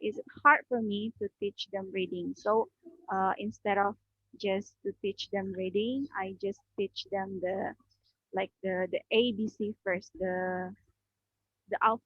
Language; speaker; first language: English; non-native, learner; Indonesian